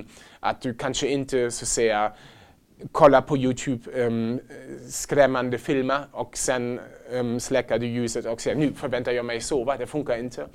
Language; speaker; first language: Swedish; non-native, fluent; German